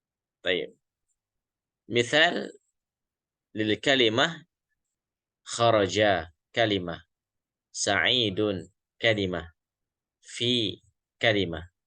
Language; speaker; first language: Arabic; non-native, fluent; Indonesian